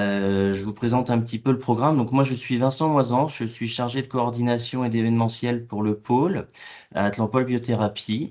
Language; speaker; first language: French; native; French